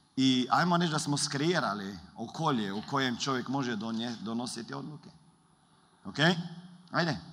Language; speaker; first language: Croatian; early bilingual, heritage; Croatian